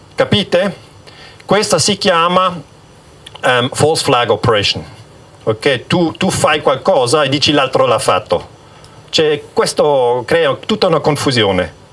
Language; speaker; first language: Italian; non-native, local second language; German